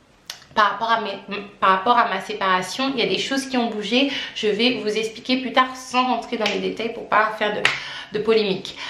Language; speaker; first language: French; native; French